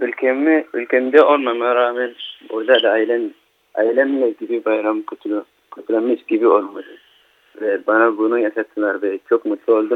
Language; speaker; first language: Turkish; non-native, learner; Rohingya